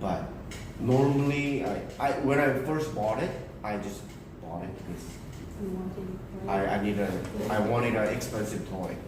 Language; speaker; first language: English; early bilingual, other home language; Korean